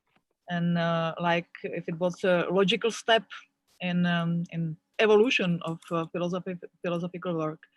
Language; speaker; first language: English; non-native, fluent; Czech